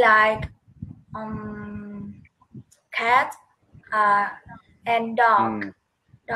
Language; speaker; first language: English; non-native, learner; Vietnamese